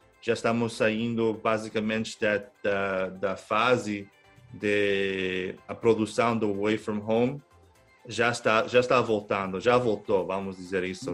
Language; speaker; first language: Portuguese; non-native, fluent; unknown